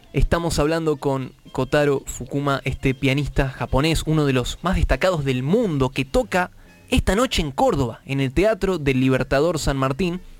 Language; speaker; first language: Spanish; native; Spanish